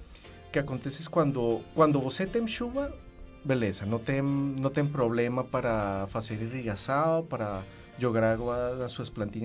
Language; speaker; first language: Portuguese; non-native, fluent; Spanish